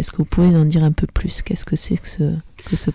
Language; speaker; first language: French; native; French